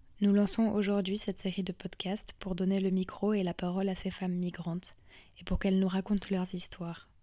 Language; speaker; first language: French; native; French